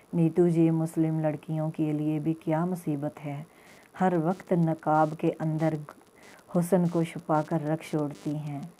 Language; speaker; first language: Hindi; non-native, local second language; Punjabi